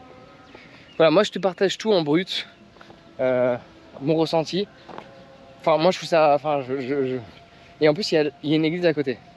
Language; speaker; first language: French; native; French